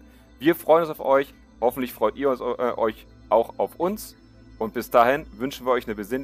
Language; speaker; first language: German; native; German